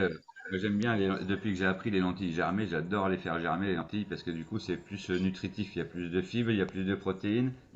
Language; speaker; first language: French; native; French